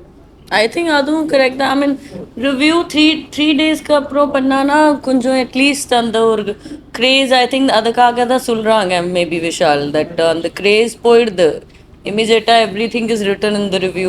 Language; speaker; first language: Tamil; non-native, fluent; Hindi